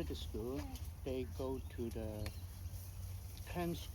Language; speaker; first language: English; non-native, fluent; Cantonese